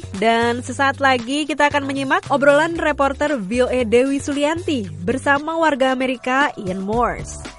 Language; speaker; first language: Indonesian; native; Indonesian